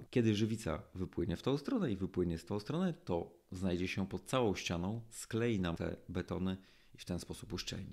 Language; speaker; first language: Polish; native; Polish